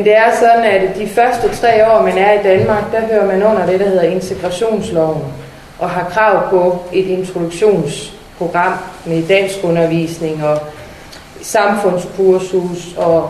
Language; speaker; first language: Danish; native; Danish